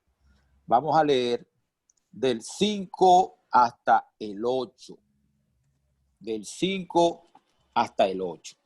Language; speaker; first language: Spanish; native; Spanish